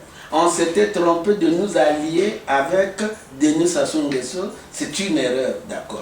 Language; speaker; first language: French; non-native, local second language; Lingala